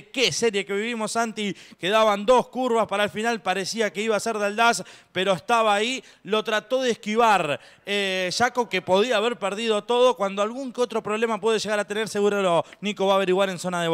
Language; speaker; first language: Spanish; native; Spanish